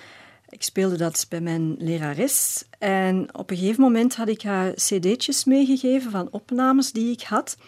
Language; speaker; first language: Dutch; native; Dutch